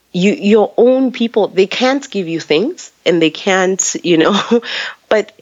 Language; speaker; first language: English; non-native, local second language; Tswana